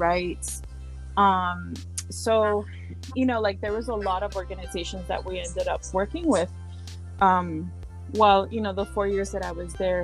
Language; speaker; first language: English; early bilingual, other home language; Spanish